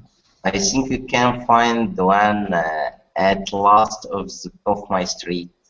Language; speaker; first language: English; non-native, learner; Arabic